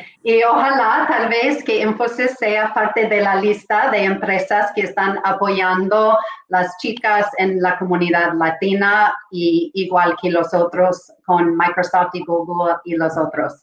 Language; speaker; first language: Spanish; non-native, fluent; English